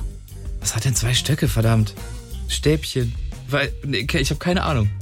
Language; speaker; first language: German; native; German